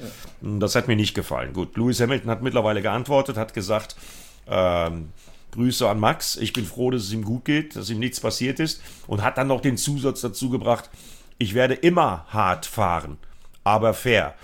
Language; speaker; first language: German; native; German